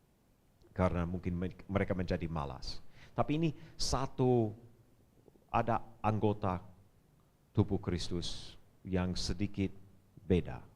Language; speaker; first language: Indonesian; non-native, fluent; English